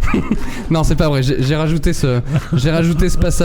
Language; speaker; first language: French; native; French